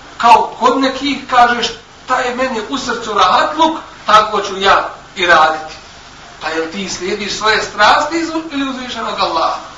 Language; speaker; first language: Bosnian; native; Bosnian